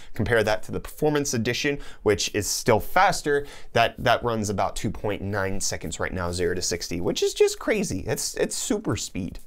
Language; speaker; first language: English; native; English